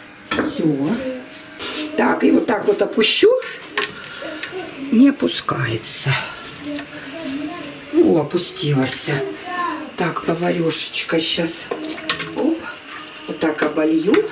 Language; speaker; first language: Russian; native; Russian